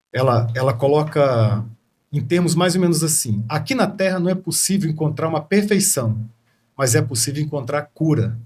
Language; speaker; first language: Portuguese; native; Portuguese